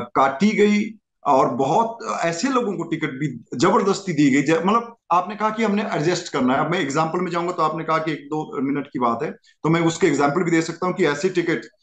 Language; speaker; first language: Hindi; native; Hindi